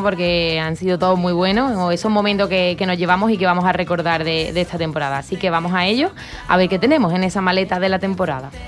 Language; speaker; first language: Spanish; native; Spanish